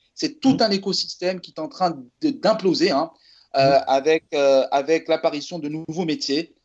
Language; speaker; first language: French; non-native, local second language; Arabic